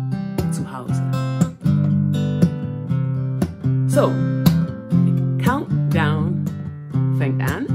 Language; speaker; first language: German; non-native, fluent; English